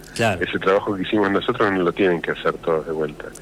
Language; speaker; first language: Spanish; native; Spanish